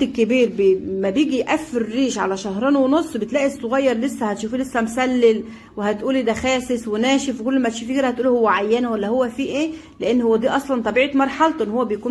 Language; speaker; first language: Arabic; native; Arabic